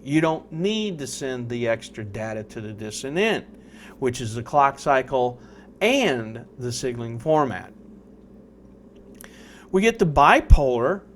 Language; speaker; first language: English; native; English